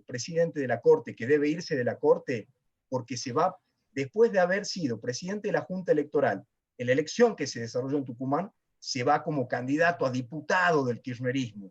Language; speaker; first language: Spanish; native; Spanish